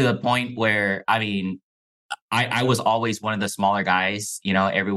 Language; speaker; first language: English; non-native, fluent; Chinese